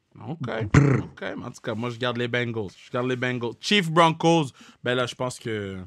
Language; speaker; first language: French; native; French